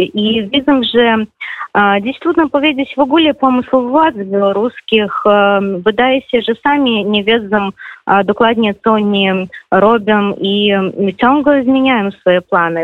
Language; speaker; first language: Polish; non-native, fluent; Russian